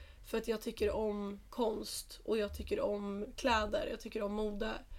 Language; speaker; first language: Swedish; native; Swedish